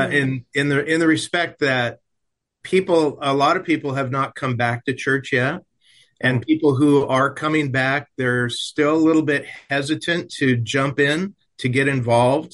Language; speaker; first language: English; native; English